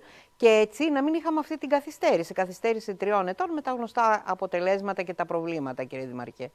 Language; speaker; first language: Greek; native; Greek